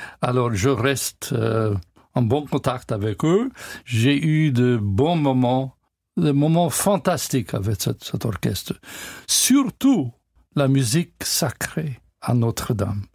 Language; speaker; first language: French; non-native, learner; English